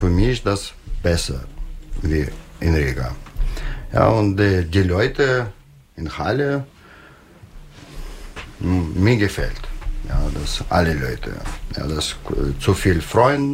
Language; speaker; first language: German; non-native, learner; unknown